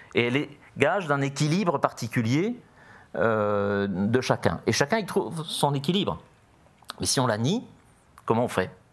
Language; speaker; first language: French; native; French